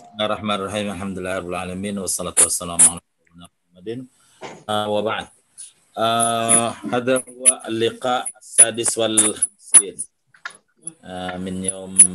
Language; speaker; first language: Arabic; non-native, fluent; Indonesian